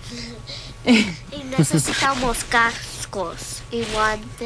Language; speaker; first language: Spanish; early bilingual, other home language; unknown